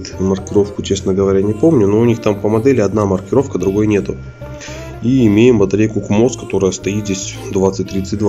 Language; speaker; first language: Russian; native; Russian